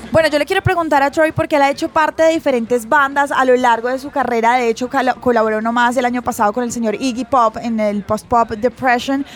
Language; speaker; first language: Spanish; native; Spanish